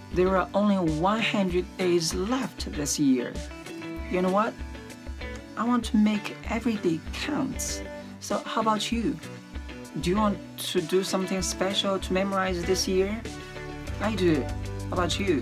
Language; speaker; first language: English; non-native, fluent; Chinese